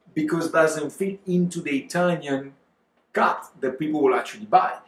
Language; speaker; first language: English; non-native, fluent; Italian